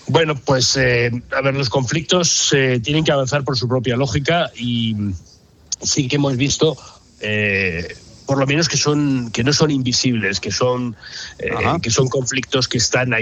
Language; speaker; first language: Spanish; native; Spanish